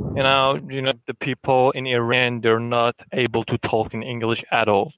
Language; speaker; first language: English; non-native, fluent; Persian